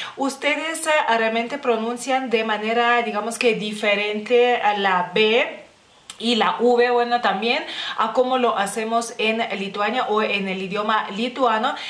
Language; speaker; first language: Spanish; non-native, fluent; Lithuanian